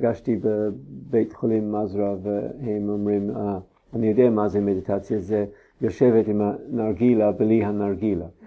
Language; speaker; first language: Hebrew; non-native, fluent; English